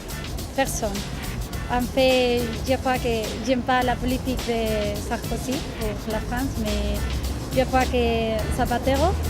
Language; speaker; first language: French; non-native, learner; Spanish